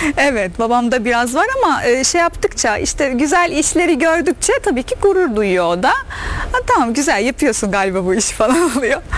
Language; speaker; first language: Turkish; non-native, fluent; Arabic